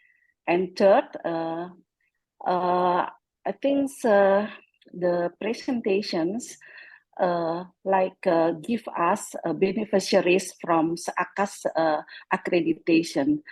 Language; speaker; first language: English; non-native, fluent; Indonesian